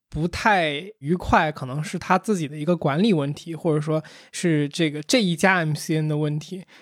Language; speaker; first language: Chinese; native; Chinese